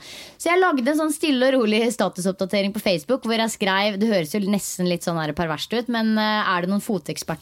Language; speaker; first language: Norwegian; native; Norwegian